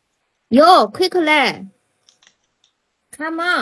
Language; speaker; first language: English; non-native, learner; Chinese